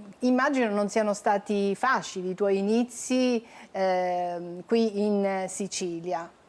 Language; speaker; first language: Italian; native; Italian